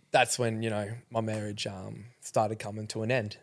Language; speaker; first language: English; native; English